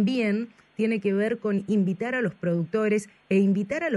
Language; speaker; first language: Spanish; native; Spanish